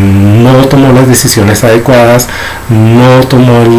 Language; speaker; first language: Spanish; native; Spanish